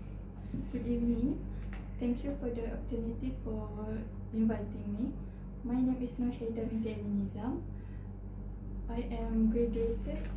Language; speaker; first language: English; non-native, learner; Malay